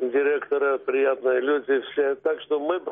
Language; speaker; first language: Russian; early bilingual, heritage; Russian